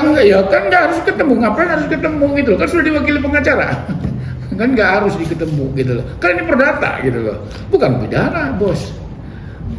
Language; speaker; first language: Indonesian; native; Indonesian